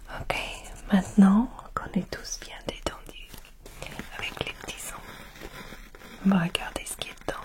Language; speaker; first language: French; non-native, fluent; English